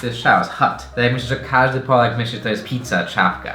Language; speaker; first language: Polish; non-native, fluent; English